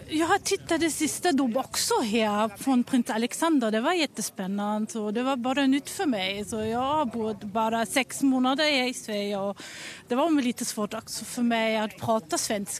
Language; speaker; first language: Swedish; non-native, learner; German